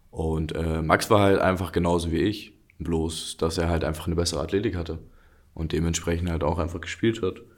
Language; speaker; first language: German; early bilingual, other home language; Russian